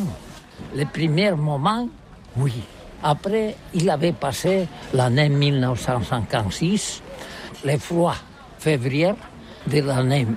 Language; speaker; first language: French; non-native, learner; Catalan